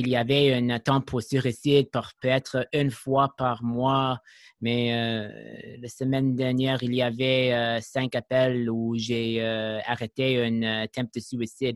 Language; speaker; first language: French; non-native, learner; English